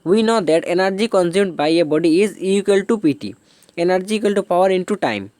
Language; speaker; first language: Hindi; non-native, local second language; Bangla